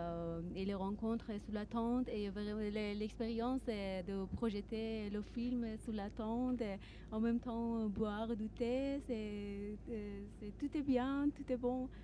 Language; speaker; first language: French; non-native, learner; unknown